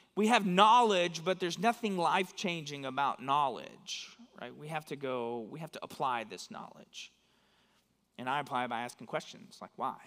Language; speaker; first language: English; native; English